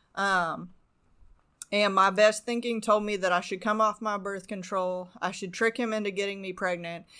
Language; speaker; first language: English; native; English